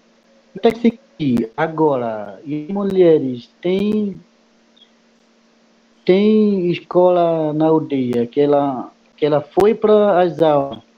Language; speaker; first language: Portuguese; non-native, local second language; Kayapó